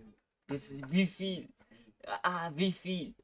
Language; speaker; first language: German; non-native, learner; Swahili